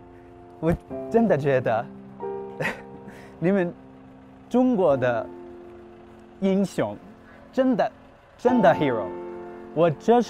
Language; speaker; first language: Chinese; non-native, learner; English